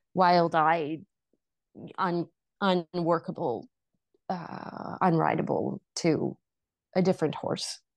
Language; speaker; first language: English; native; English